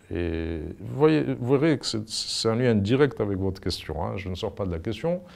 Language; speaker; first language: French; non-native, local second language; Arabic